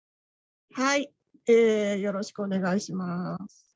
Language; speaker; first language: Japanese; native; Japanese